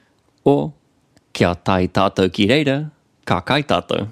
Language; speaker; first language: Māori; non-native, local second language; English